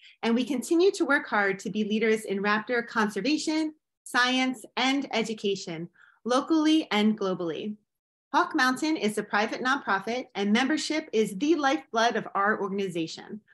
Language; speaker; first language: English; native; English